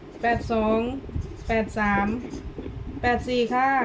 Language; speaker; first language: Thai; non-native, local second language; Lao